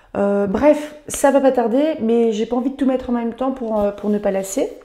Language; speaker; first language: French; native; French